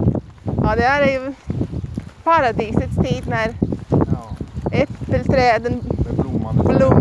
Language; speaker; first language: Swedish; non-native, fluent; Latvian